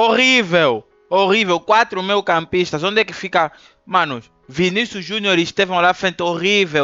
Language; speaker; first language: Portuguese; native; Portuguese